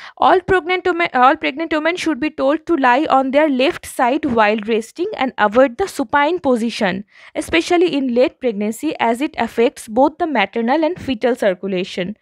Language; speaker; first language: English; non-native, local second language; Bangla